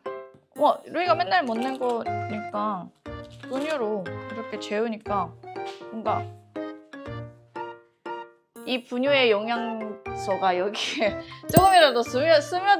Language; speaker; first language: Korean; non-native, fluent; Japanese